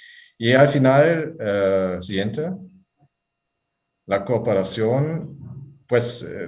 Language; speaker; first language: Spanish; non-native, fluent; German